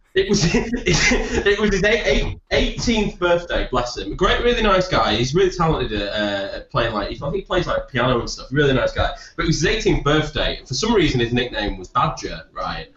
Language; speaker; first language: English; native; English